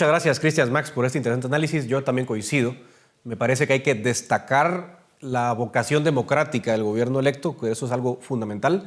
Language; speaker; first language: Spanish; native; Spanish